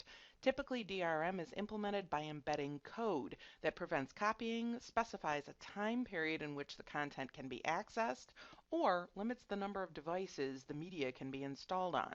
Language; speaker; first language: English; native; English